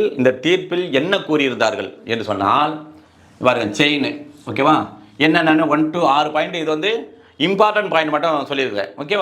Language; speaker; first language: Tamil; native; Tamil